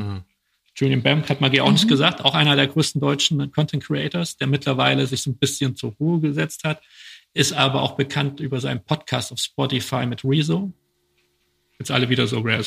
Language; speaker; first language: German; native; German